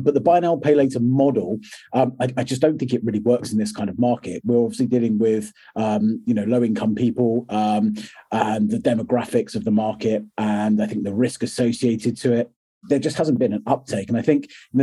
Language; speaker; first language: English; native; English